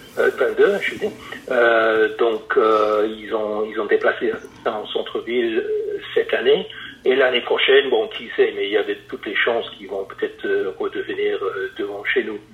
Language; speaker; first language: French; non-native, fluent; English